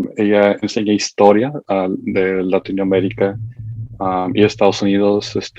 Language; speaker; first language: Spanish; early bilingual, heritage; Spanish